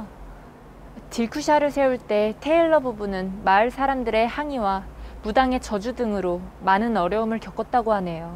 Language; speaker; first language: Korean; native; Korean